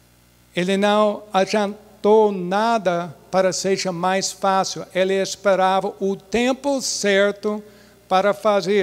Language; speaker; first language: Portuguese; non-native, fluent; English